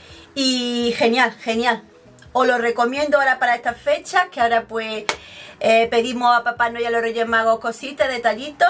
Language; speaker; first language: Spanish; native; Spanish